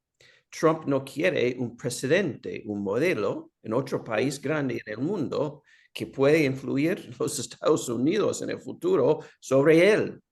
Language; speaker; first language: Spanish; non-native, fluent; English